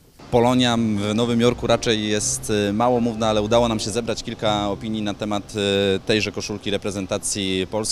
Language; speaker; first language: Polish; native; Polish